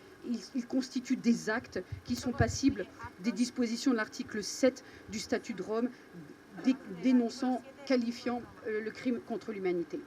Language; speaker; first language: French; native; French